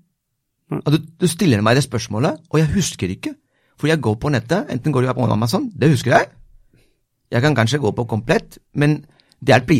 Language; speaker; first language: Norwegian; non-native, fluent; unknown